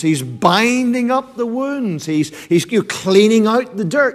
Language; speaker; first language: English; native; English